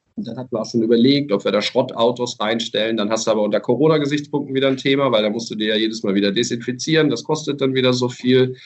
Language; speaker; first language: German; native; German